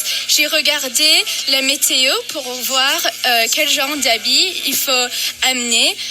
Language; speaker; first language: French; non-native, fluent; English